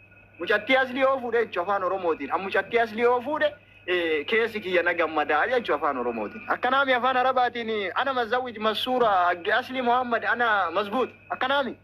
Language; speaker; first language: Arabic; non-native, learner; Oromo